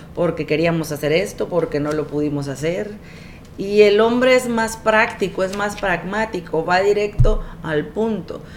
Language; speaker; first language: Spanish; native; Spanish